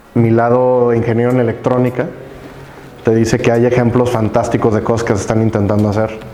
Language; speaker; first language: Spanish; native; Spanish